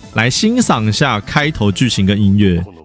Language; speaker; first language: Chinese; native; Chinese